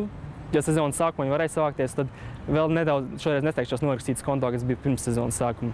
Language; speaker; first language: Latvian; native; Latvian